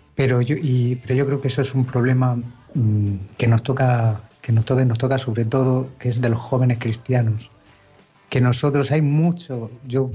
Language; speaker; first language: Spanish; native; Spanish